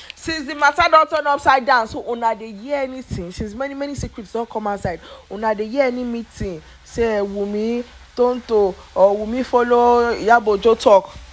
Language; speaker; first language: Nigerian Pidgin; non-native, local second language; Yoruba